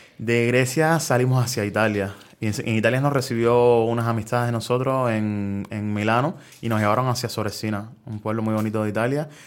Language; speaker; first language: Spanish; native; Spanish